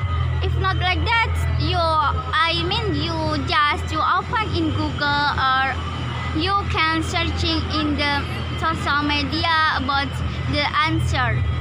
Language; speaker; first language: English; non-native, learner; Indonesian